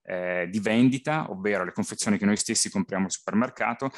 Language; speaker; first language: Italian; native; Italian